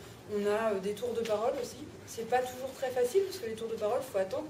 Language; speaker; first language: French; native; French